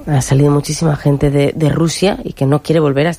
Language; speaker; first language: Spanish; native; Spanish